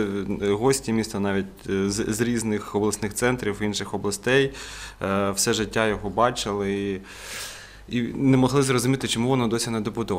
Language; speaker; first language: Ukrainian; native; Ukrainian